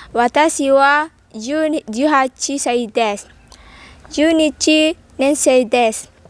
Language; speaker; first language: Japanese; non-native, learner; Indonesian